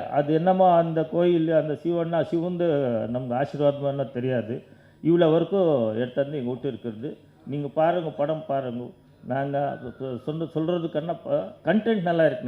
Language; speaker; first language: Tamil; non-native, learner; Kannada